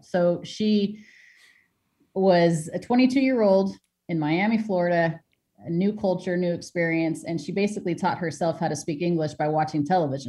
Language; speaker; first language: English; early bilingual, other home language; Spanish